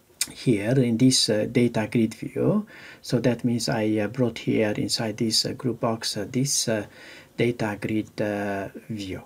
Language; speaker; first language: English; non-native, fluent; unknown